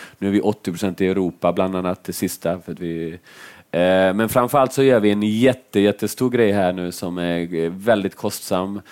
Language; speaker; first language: Swedish; early bilingual, other home language; Finnish